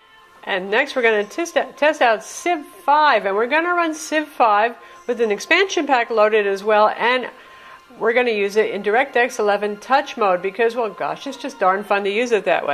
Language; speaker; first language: English; native; English